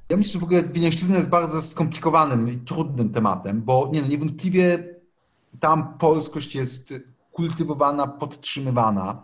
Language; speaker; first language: Polish; native; Polish